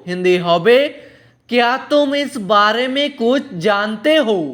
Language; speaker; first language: Hindi; non-native, local second language; Bangla